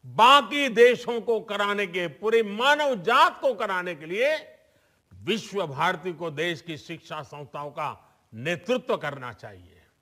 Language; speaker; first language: Hindi; non-native, local second language; Gujarati